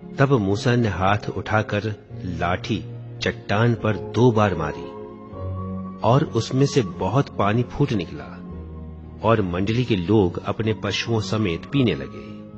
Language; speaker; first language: Hindi; native; Hindi